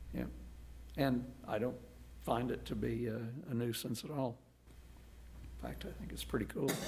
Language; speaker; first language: English; native; English